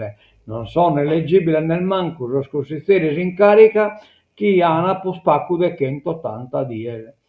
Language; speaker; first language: Italian; non-native, local second language; Sardinian